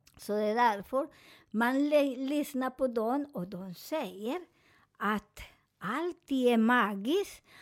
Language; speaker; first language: Swedish; non-native, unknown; Spanish